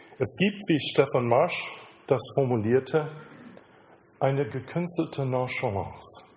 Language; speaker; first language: German; non-native, fluent; English